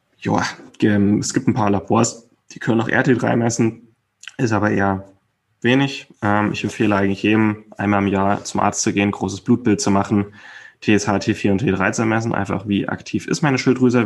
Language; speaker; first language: German; native; German